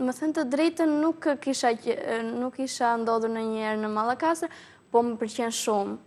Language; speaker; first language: Albanian; early bilingual, heritage; Albanian